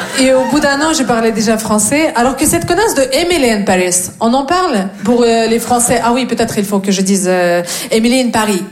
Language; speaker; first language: French; non-native, fluent; Russian